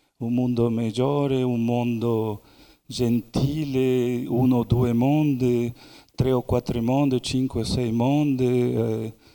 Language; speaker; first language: Italian; non-native, fluent; Spanish